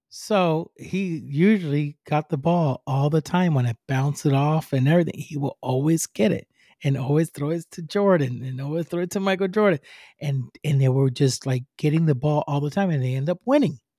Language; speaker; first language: English; non-native, fluent; Spanish